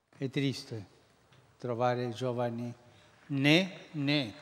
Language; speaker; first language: Italian; non-native, fluent; Spanish